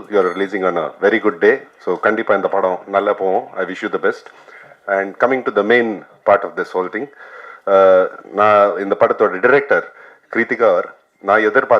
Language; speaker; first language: Tamil; non-native, local second language; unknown